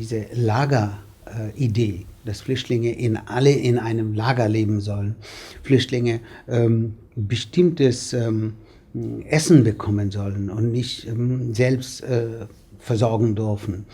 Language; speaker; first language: German; non-native, fluent; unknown